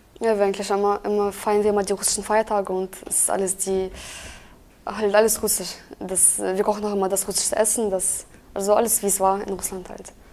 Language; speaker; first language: German; early bilingual, other home language; Russian